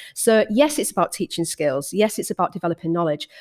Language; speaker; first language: English; native; English